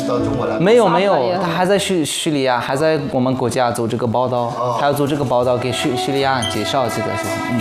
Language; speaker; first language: Chinese; non-native, fluent; Arabic